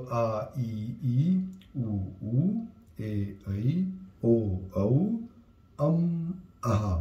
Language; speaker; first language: Japanese; non-native, learner; Hindi